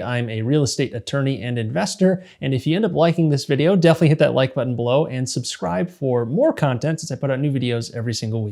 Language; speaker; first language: English; native; English